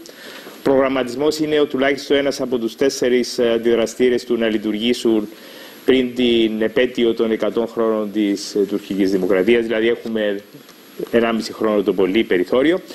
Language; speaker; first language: Greek; native; Greek